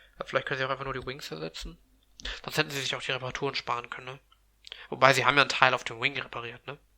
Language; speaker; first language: German; native; German